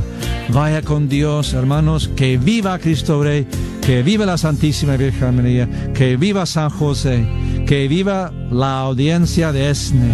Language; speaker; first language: Spanish; non-native, fluent; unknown